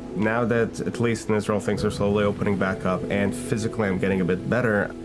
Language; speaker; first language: English; early bilingual, other home language; Hebrew